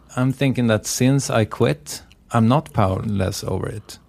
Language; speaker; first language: English; non-native, fluent; Swedish